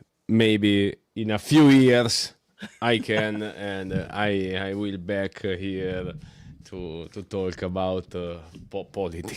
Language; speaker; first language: English; non-native, learner; Italian